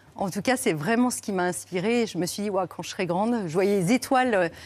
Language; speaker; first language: French; native; French